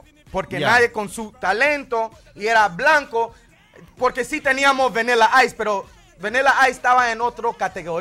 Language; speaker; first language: Spanish; early bilingual, heritage; Spanish